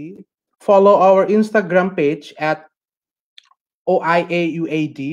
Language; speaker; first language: English; non-native, fluent; Indonesian